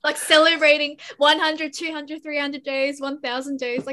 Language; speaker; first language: English; early bilingual, other home language; Korean